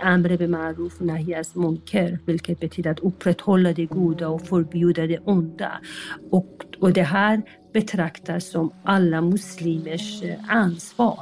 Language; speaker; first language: Swedish; non-native, fluent; Persian